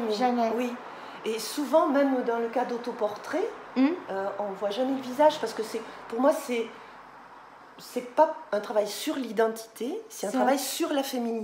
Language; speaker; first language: French; native; French